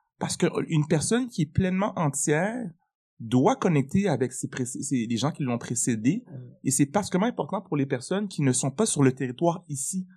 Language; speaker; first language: French; native; French